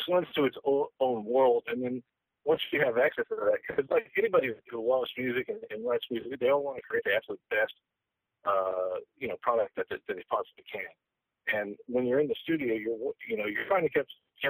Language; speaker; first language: English; native; English